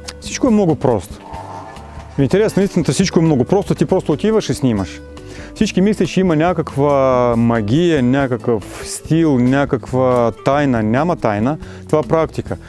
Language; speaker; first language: Bulgarian; non-native, fluent; Russian